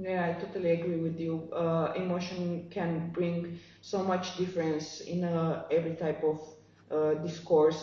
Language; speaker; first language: English; non-native, fluent; Romanian